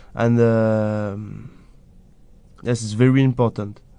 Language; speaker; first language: English; non-native, learner; French